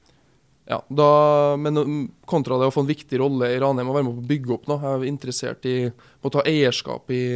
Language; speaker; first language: Norwegian; native; Norwegian